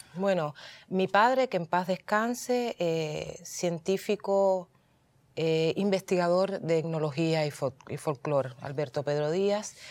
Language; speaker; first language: Spanish; native; Spanish